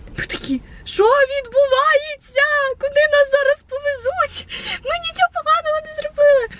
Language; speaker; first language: Ukrainian; non-native, local second language; Russian